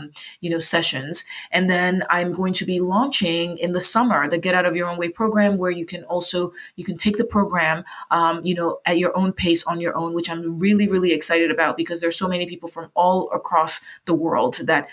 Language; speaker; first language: English; non-native, local second language; Yoruba